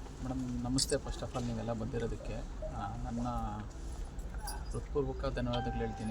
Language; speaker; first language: Kannada; native; Kannada